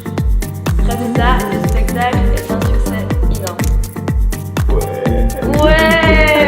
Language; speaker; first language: French; native; French